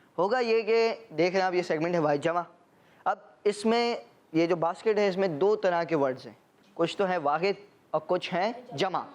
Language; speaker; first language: Urdu; native; Urdu